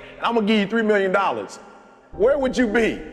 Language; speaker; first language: English; native; English